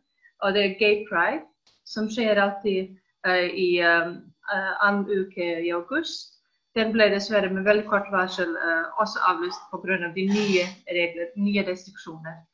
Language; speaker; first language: Swedish; non-native, fluent; Icelandic